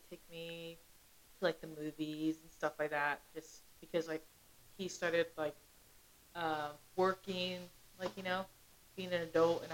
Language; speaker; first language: English; early bilingual, other home language; Spanish